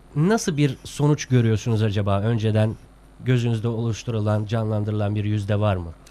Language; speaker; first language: Turkish; native; Turkish